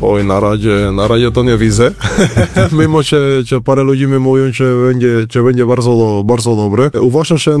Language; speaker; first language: Polish; non-native, learner; Spanish